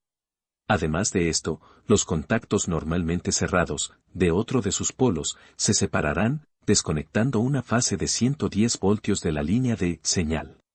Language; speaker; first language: Spanish; native; Spanish